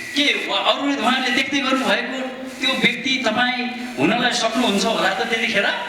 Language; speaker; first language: Nepali; native; Nepali